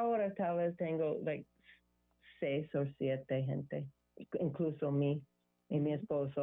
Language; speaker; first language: Spanish; non-native, learner; English